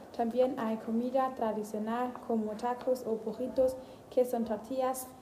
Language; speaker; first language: Spanish; non-native, learner; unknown